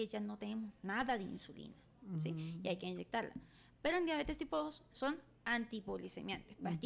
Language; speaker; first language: Spanish; native; Spanish